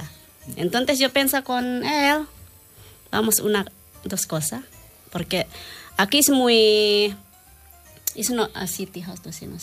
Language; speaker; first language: Spanish; non-native, learner; Indonesian